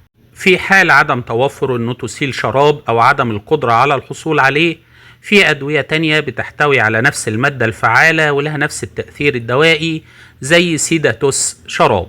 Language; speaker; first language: Arabic; native; Arabic